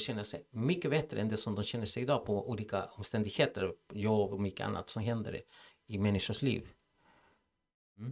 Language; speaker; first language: Swedish; non-native, fluent; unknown